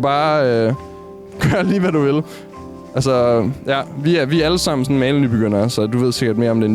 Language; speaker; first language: Danish; native; Danish